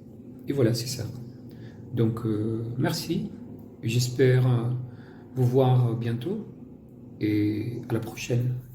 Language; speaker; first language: French; non-native, fluent; Spanish